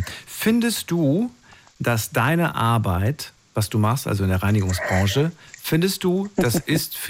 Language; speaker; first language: German; native; German